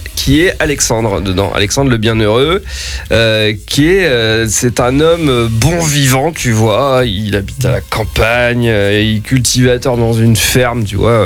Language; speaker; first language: French; native; French